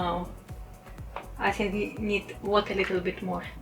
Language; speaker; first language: English; non-native, learner; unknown